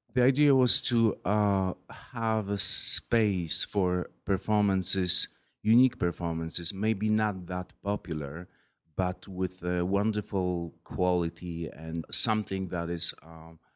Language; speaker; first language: English; non-native, fluent; Polish